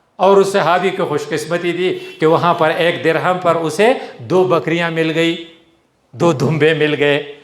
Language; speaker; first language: Urdu; non-native, local second language; Pashto